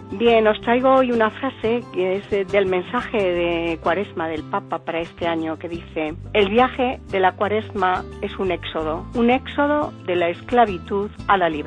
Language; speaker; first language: Spanish; native; Spanish